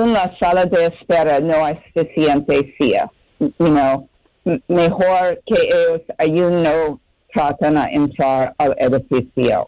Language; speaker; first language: Spanish; non-native, learner; English